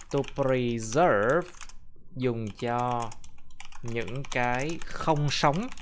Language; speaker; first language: Vietnamese; native; Vietnamese